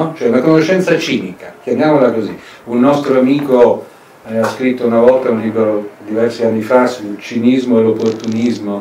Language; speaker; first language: Italian; native; Italian